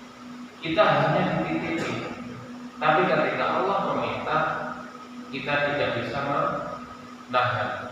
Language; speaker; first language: Indonesian; non-native, local second language; Javanese